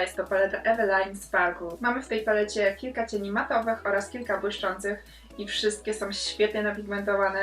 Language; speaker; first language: Polish; native; Polish